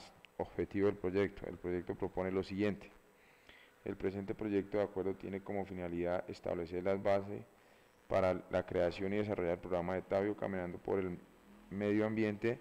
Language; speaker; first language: Spanish; native; Spanish